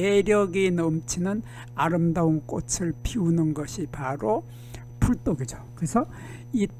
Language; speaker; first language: Korean; native; Korean